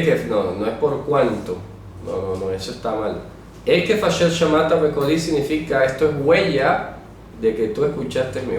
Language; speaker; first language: Spanish; native; Spanish